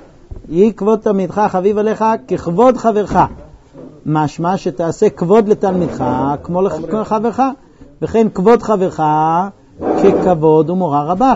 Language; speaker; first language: Hebrew; native; Hebrew